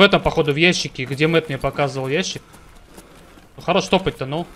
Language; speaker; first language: Russian; native; Russian